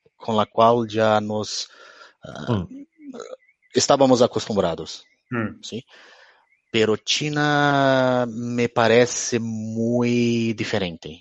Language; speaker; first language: Spanish; non-native, fluent; Portuguese